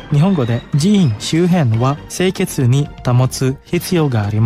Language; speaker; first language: Japanese; non-native, fluent; Indonesian